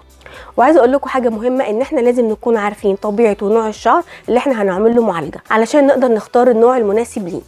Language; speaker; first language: Arabic; native; Arabic